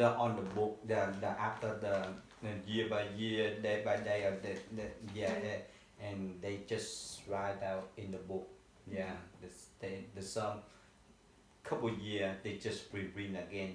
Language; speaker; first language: English; non-native, learner; Vietnamese